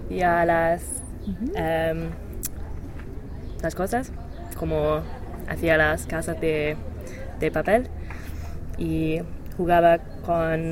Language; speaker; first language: Spanish; non-native, learner; English